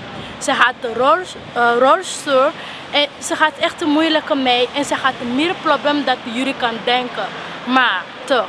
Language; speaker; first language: Dutch; non-native, learner; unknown